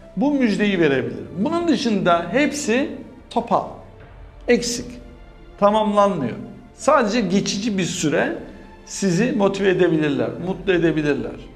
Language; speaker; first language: Turkish; early bilingual, heritage; Turkish